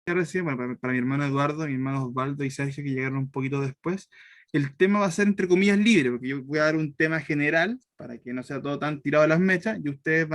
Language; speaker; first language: Spanish; native; Spanish